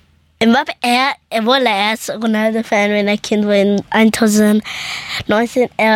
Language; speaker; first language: German; early bilingual, other home language; Persian